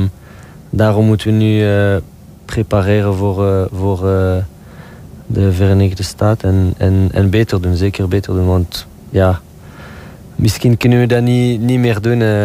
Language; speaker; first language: Dutch; non-native, local second language; French